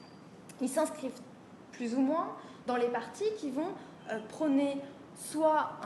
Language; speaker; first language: French; native; French